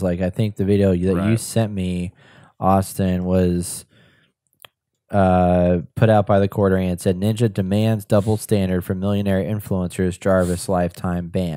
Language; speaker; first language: English; native; English